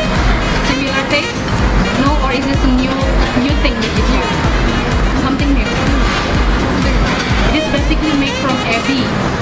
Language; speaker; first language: English; non-native, fluent; Indonesian